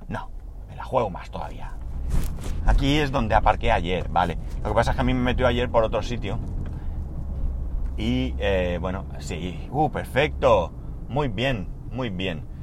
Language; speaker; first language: Spanish; native; Spanish